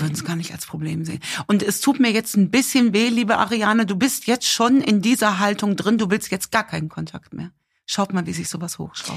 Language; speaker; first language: German; native; German